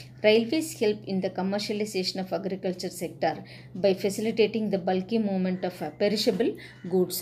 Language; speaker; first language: English; non-native, local second language; Tamil